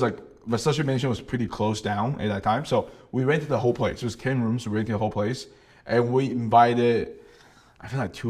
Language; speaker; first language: English; non-native, fluent; Chinese